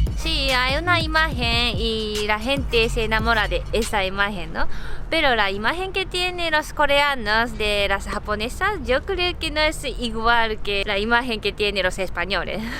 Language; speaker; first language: Spanish; non-native, fluent; Japanese